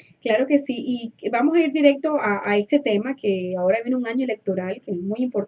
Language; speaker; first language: Spanish; native; Spanish